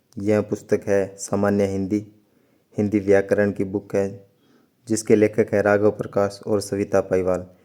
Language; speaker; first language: Hindi; native; Hindi